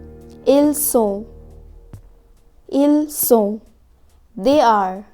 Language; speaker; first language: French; non-native, fluent; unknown